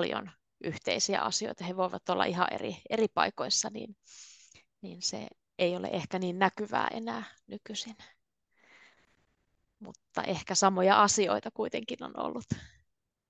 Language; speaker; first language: Finnish; native; Finnish